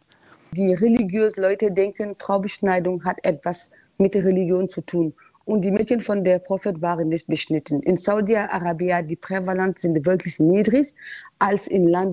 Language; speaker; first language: German; non-native, learner; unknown